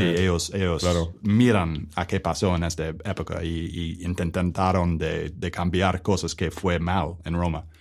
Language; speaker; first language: Spanish; non-native, learner; English